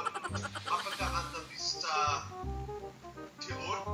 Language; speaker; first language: Indonesian; non-native, learner; English